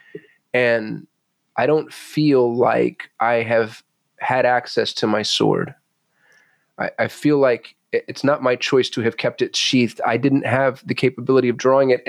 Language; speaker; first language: English; native; English